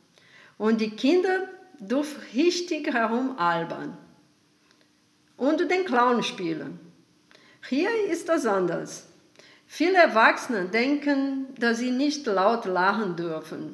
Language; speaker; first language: German; non-native, fluent; Portuguese